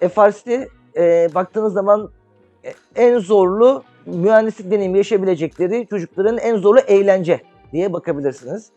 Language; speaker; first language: Turkish; native; Turkish